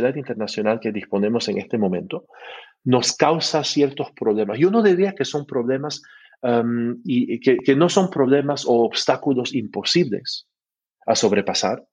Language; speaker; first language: Spanish; non-native, fluent; English